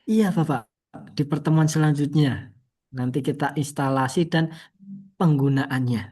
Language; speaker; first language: Indonesian; native; Indonesian